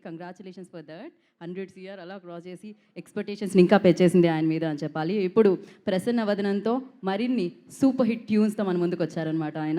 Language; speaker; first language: Telugu; native; Telugu